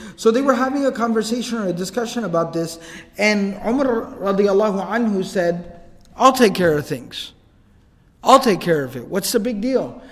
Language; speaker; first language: English; native; English